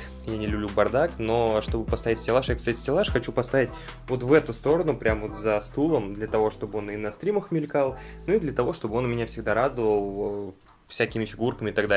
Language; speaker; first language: Russian; native; Russian